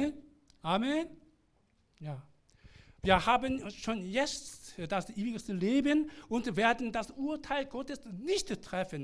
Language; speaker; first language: German; non-native, learner; Korean